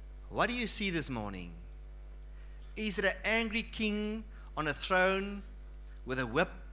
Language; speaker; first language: English; non-native, local second language; Afrikaans